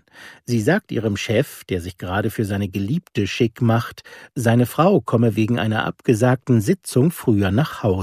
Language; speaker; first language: German; native; German